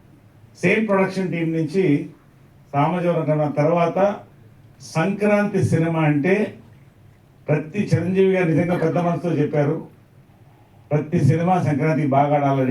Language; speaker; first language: Telugu; native; Telugu